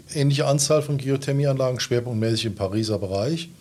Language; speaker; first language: German; native; German